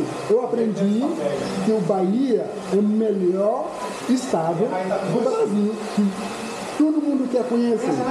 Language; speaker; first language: Portuguese; non-native, fluent; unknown